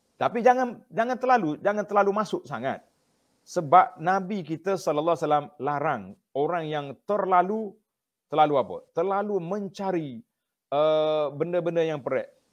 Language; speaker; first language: Malay; native; Malay